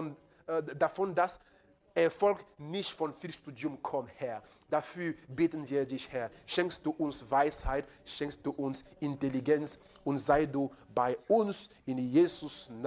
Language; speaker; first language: German; non-native, fluent; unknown